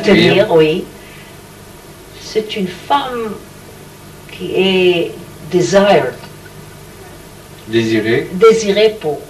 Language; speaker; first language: French; non-native, learner; Hebrew